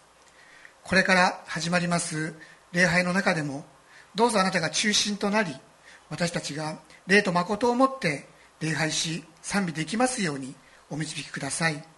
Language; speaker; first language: Japanese; native; Japanese